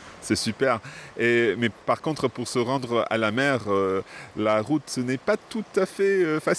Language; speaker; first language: French; non-native, fluent; English